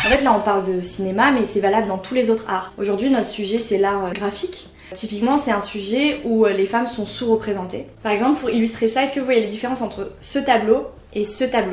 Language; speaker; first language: French; native; French